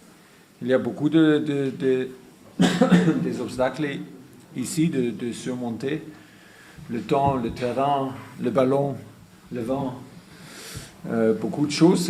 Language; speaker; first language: French; non-native, fluent; German